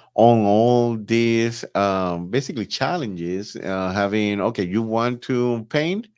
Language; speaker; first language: English; non-native, fluent; Spanish